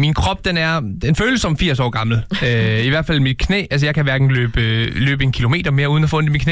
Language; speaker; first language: Danish; native; Danish